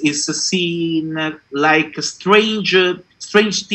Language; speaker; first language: English; non-native, learner; Italian